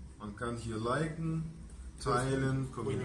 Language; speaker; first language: German; non-native, fluent; Russian